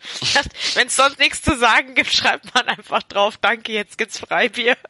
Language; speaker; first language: German; native; German